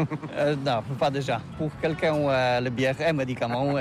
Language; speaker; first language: French; non-native, learner; Polish